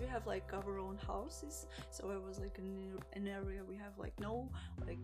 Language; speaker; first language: English; non-native, fluent; Russian